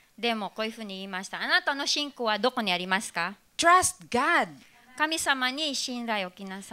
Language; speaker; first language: Japanese; non-native, fluent; Filipino